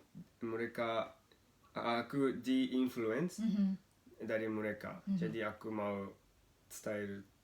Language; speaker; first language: Indonesian; non-native, learner; Japanese